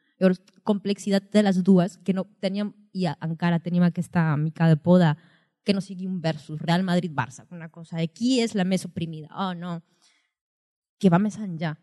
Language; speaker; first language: Catalan; non-native, fluent; Spanish